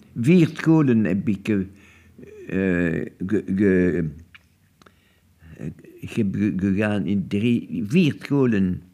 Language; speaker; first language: Dutch; non-native, local second language; French